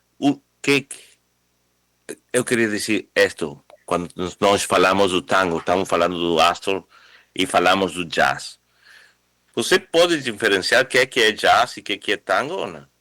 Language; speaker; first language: Portuguese; non-native, fluent; Spanish